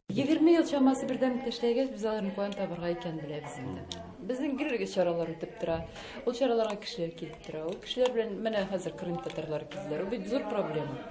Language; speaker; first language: Tatar; native; Tatar